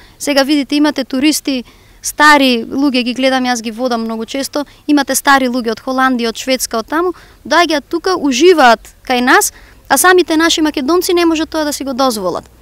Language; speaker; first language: Macedonian; native; Macedonian